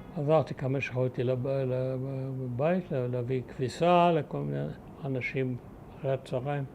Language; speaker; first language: Hebrew; early bilingual, other home language; German